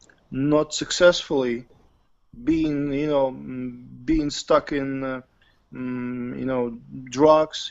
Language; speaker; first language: English; non-native, fluent; Russian